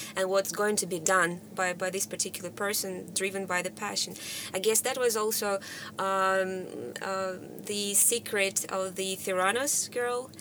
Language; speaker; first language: English; non-native, fluent; Russian